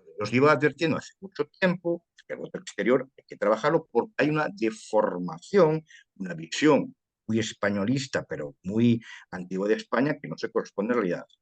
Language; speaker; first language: Spanish; early bilingual, heritage; Spanish